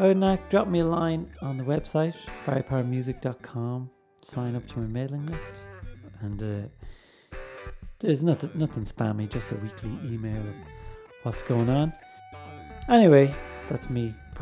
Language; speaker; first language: English; native; English